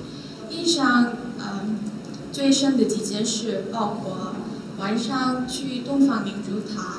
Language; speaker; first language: Chinese; non-native, learner; Korean